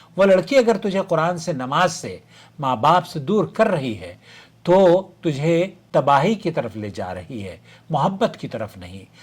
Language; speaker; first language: Urdu; native; Urdu